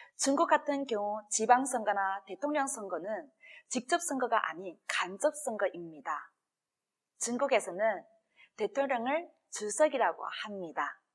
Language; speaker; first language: Korean; non-native, fluent; Chinese